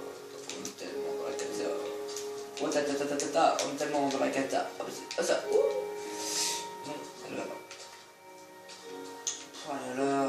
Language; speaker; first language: French; native; French